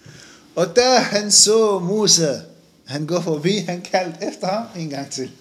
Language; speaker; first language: Danish; non-native, fluent; Arabic